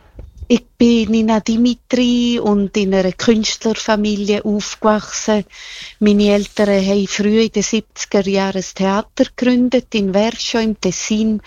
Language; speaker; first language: German; non-native, local second language; Italian